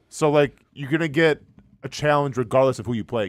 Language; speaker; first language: English; native; English